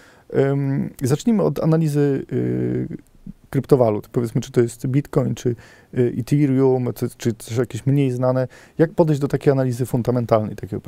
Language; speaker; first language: Polish; native; Polish